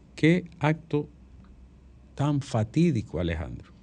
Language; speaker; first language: Spanish; native; Spanish